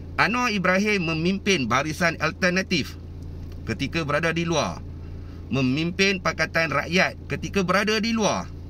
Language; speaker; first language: Malay; native; Malay